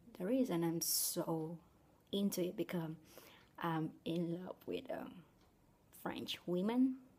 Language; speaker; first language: English; non-native, learner; Vietnamese